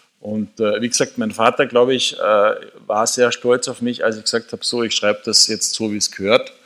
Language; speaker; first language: German; native; German